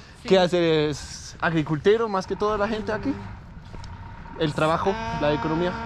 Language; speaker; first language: Spanish; non-native, learner; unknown